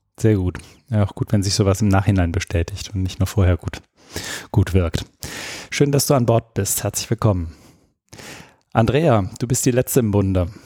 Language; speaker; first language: German; native; German